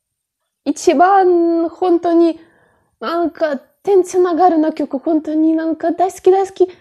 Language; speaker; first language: Japanese; non-native, fluent; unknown